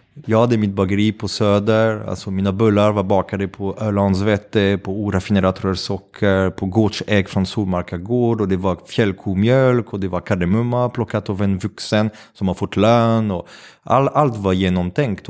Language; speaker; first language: Swedish; non-native, fluent; French